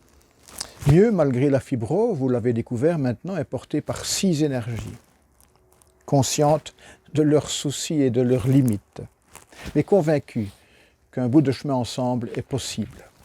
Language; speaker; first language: French; native; French